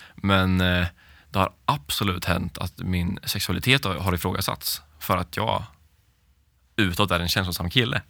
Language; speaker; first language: Swedish; native; Swedish